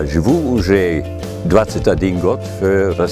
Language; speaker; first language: Russian; non-native, fluent; Dutch